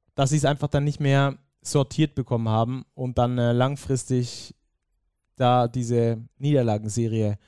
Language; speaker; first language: German; native; German